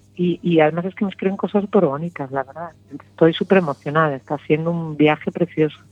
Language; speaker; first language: Spanish; native; Spanish